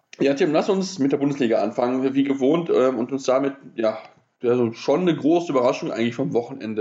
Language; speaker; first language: German; native; German